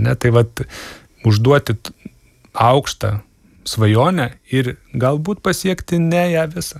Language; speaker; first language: Lithuanian; native; Lithuanian